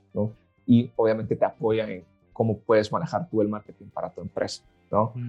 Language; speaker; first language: Spanish; native; Spanish